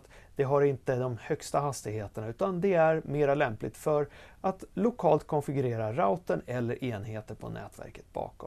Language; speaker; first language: Swedish; native; Swedish